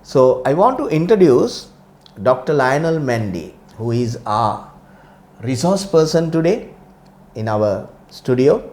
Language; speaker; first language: English; non-native, local second language; Sinhala